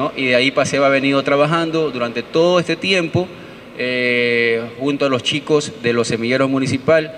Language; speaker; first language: Spanish; native; Spanish